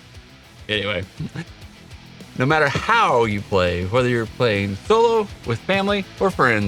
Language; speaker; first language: English; native; English